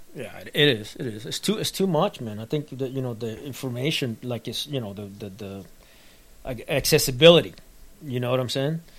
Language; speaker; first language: English; early bilingual, other home language; Spanish